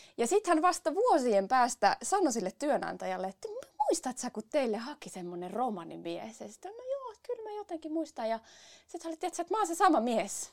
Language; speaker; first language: Finnish; early bilingual, other home language; Spanish